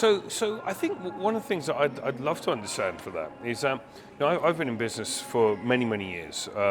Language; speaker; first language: English; native; English